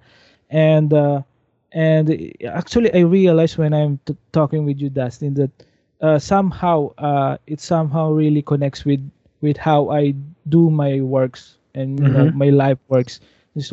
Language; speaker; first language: English; non-native, local second language; Filipino